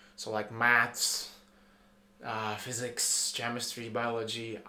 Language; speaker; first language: English; non-native, fluent; Indonesian